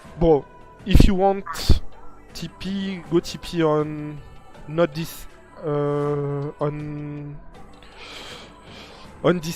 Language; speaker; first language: English; non-native, learner; French